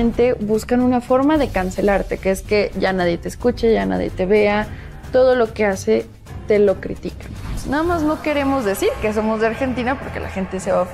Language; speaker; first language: Spanish; native; Spanish